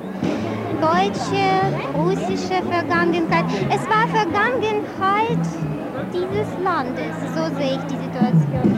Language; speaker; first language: German; non-native, fluent; Russian